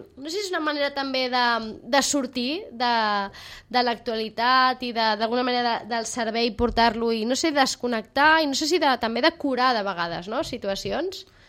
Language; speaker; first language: Catalan; native; Catalan